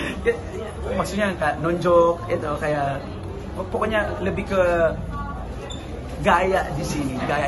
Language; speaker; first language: Indonesian; non-native, fluent; Filipino